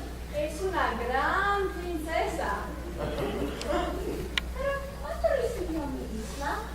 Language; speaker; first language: Spanish; non-native, learner; English